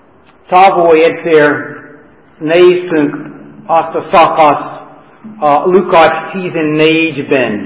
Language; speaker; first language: Hungarian; non-native, learner; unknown